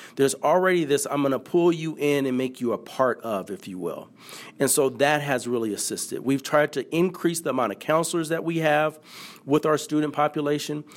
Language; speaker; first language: English; native; English